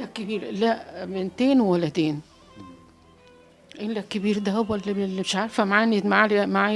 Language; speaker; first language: Arabic; native; Arabic